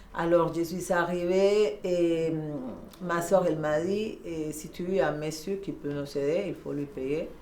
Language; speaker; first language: French; non-native, learner; Spanish